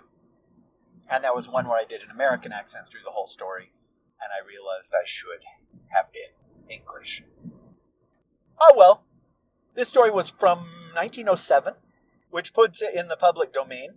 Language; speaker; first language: English; native; English